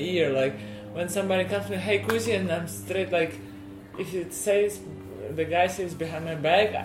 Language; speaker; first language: English; non-native, fluent; Russian